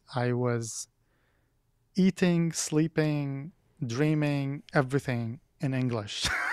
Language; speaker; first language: English; non-native, fluent; Arabic